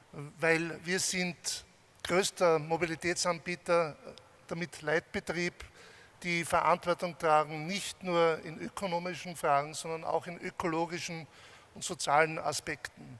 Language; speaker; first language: German; native; German